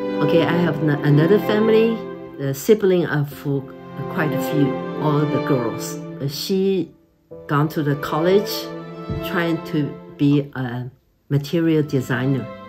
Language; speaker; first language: English; non-native, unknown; Chinese